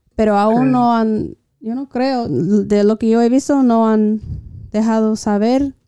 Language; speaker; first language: Spanish; non-native, fluent; English